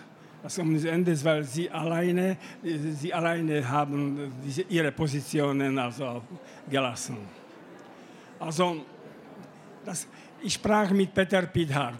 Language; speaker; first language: German; non-native, fluent; Slovak